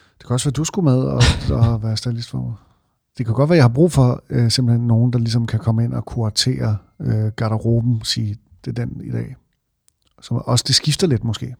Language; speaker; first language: Danish; native; Danish